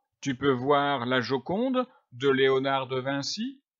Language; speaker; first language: French; native; French